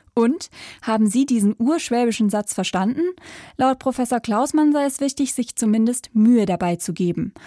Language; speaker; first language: German; native; German